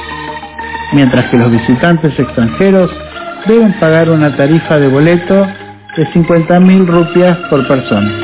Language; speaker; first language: Spanish; non-native, fluent; Indonesian